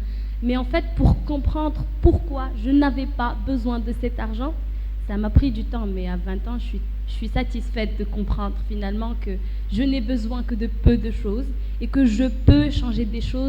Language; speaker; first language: French; non-native, local second language; Arabic